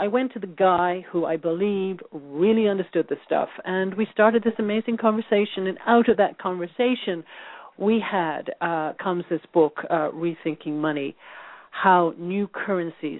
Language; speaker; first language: English; native; English